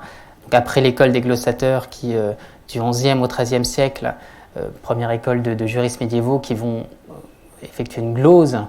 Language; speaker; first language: French; native; French